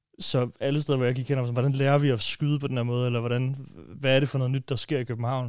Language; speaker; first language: Danish; native; Danish